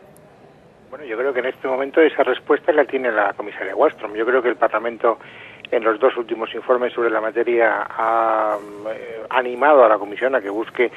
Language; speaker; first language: Spanish; native; Spanish